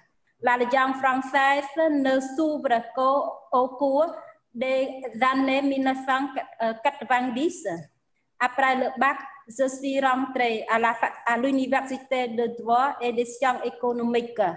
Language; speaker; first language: French; non-native, fluent; Khmer